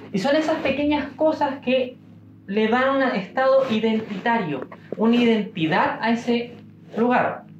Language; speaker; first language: Spanish; native; Spanish